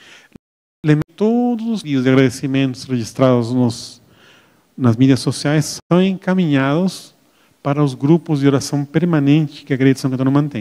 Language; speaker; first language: Portuguese; native; Portuguese